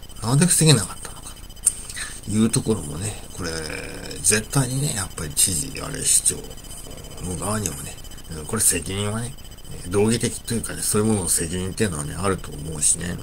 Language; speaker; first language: Japanese; native; Japanese